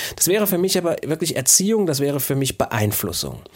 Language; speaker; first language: German; native; German